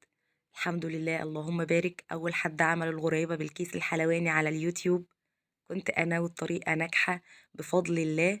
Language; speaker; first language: Arabic; native; Arabic